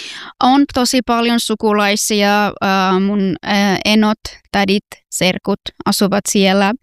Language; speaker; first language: Finnish; non-native, fluent; Persian